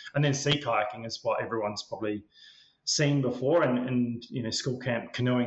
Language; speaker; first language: English; native; English